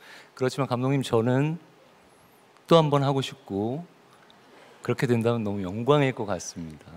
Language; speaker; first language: Korean; native; Korean